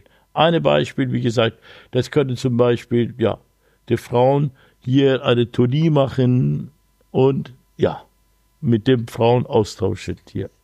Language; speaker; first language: German; non-native, learner; Persian